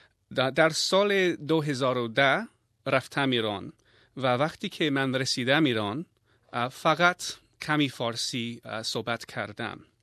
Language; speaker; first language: Persian; non-native, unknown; English